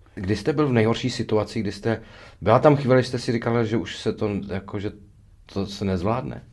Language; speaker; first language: Czech; native; Czech